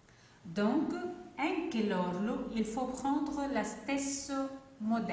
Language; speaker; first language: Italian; non-native, learner; Arabic